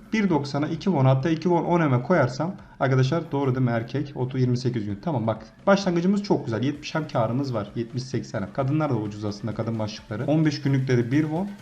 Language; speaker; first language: Turkish; native; Turkish